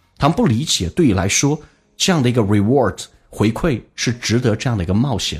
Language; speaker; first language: Chinese; native; Chinese